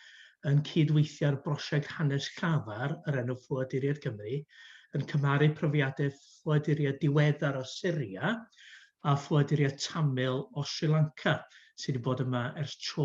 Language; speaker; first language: Welsh; native; Welsh